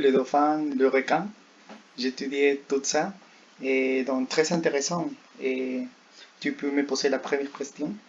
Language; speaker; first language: French; non-native, learner; Spanish